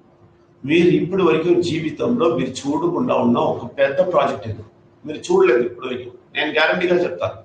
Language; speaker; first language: Telugu; non-native, fluent; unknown